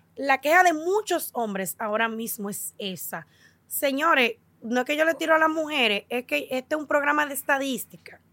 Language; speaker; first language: Spanish; early bilingual, heritage; Spanish